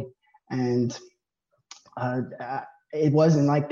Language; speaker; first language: English; native; English